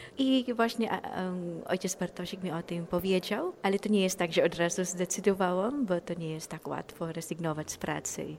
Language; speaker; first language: Polish; non-native, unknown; Filipino